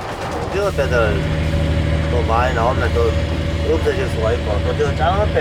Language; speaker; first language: Korean; native; Korean